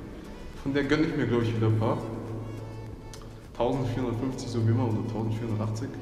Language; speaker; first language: German; native; German